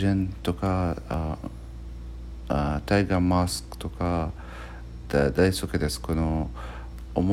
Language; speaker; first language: Japanese; non-native, learner; Arabic